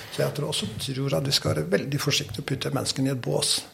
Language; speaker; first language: Norwegian; non-native, fluent; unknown